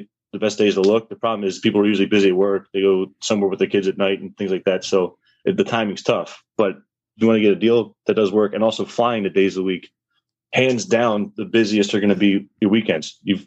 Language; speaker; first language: English; native; English